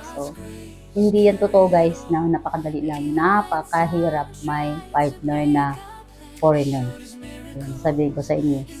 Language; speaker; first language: Filipino; native; Filipino